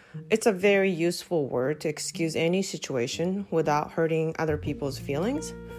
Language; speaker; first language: English; non-native, fluent; Japanese